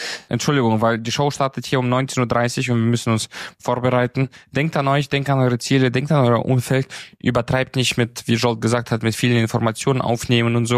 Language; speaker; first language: German; native; German